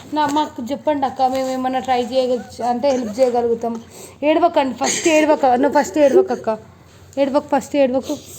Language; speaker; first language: Telugu; native; Telugu